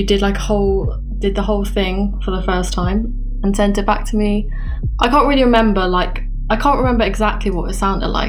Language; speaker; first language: English; native; English